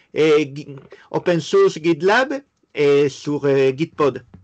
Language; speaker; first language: French; non-native, fluent; Spanish